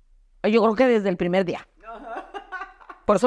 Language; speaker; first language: Spanish; early bilingual, other home language; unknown